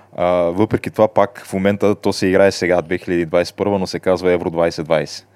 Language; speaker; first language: Bulgarian; native; Bulgarian